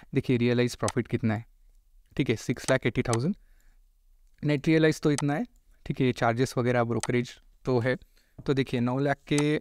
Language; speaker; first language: Hindi; non-native, local second language; Marathi